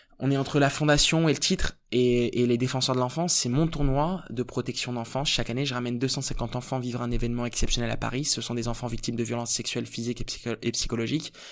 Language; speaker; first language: French; early bilingual, other home language; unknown